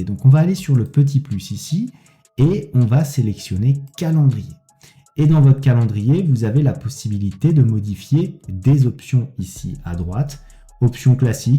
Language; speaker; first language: French; native; French